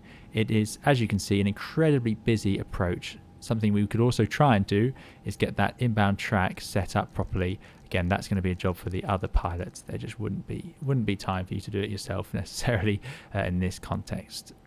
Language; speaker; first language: English; native; English